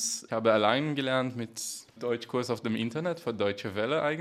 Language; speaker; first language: German; non-native, fluent; Hebrew